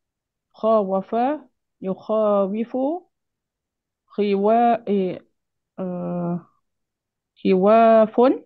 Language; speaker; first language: Arabic; non-native, learner; Malay